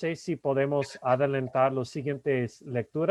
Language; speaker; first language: Spanish; non-native, fluent; English